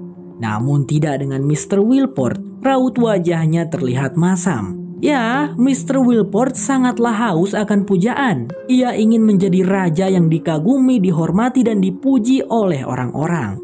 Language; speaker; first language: Indonesian; native; Indonesian